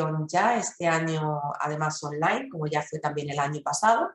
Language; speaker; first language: Spanish; native; Spanish